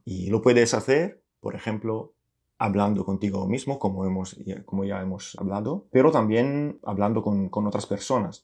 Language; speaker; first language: Spanish; non-native, fluent; Italian